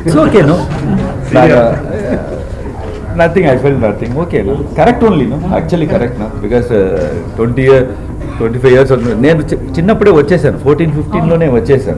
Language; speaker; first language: Telugu; non-native, local second language; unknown